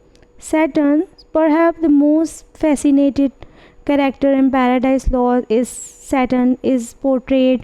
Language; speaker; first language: English; non-native, fluent; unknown